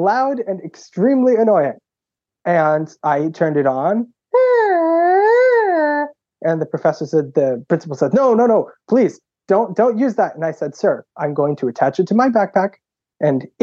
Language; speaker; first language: English; native; English